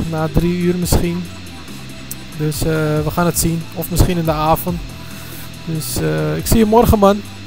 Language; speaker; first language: Dutch; early bilingual, other home language; Turkish